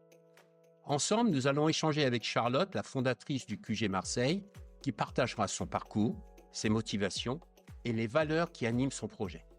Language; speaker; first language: French; native; French